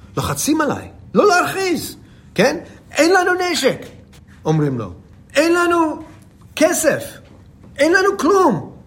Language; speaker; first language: Hebrew; non-native, fluent; English